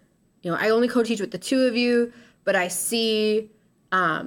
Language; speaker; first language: English; native; English